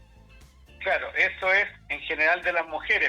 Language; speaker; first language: Spanish; native; Spanish